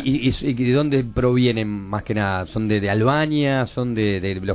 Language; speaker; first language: Spanish; native; Spanish